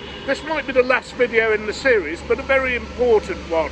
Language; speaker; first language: English; native; English